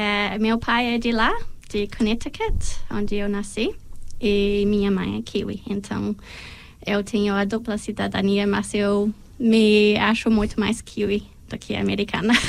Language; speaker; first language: Portuguese; non-native, fluent; English